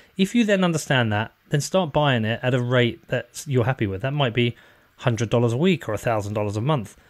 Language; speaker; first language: English; native; English